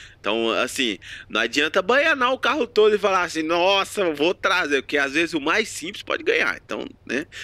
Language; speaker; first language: Portuguese; native; Portuguese